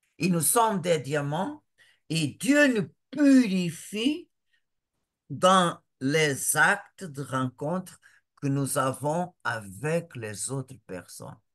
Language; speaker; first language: French; non-native, fluent; Portuguese